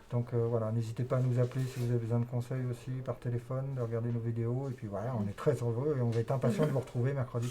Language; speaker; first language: French; native; French